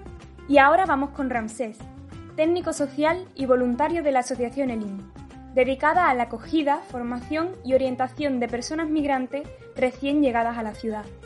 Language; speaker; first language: Spanish; native; Spanish